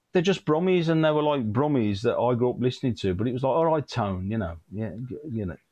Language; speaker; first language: English; native; English